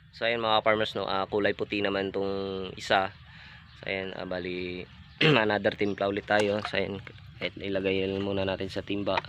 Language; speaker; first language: Filipino; non-native, local second language; Hiligaynon